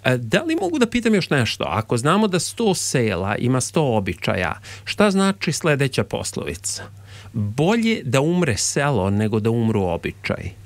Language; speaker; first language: Serbian; native; Serbian